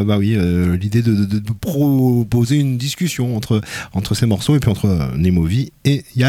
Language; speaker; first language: French; native; French